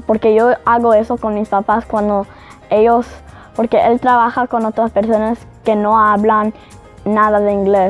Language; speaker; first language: Spanish; early bilingual, heritage; Spanish